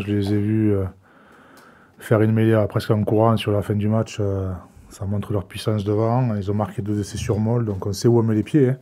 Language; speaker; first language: French; native; French